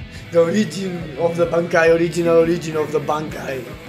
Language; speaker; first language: English; non-native, fluent; Spanish